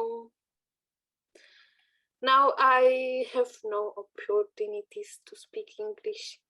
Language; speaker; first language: English; non-native, learner; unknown